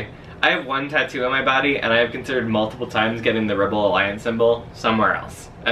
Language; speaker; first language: English; native; English